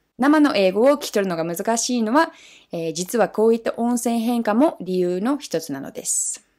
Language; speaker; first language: Japanese; non-native, fluent; English